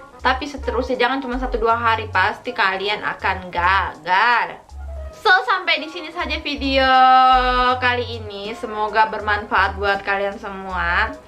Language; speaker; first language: Indonesian; native; Indonesian